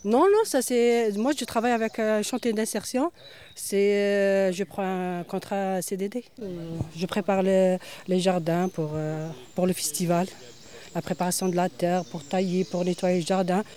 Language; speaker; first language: French; non-native, learner; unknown